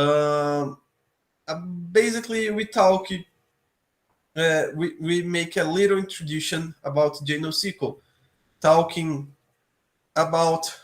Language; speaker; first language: English; non-native, learner; Portuguese